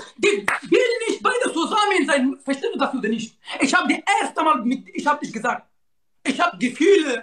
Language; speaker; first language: German; non-native, learner; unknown